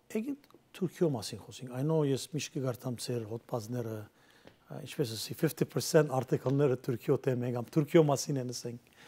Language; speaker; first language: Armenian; early bilingual, heritage; Armenian